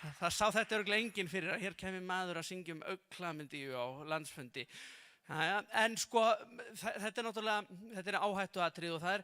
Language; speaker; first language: Icelandic; native; Icelandic